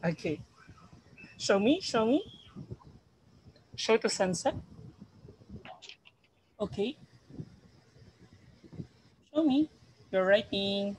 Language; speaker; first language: English; non-native, fluent; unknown